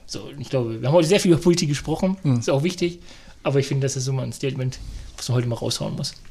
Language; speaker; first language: German; native; German